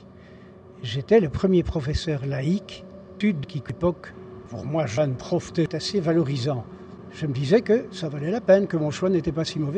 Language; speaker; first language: French; native; French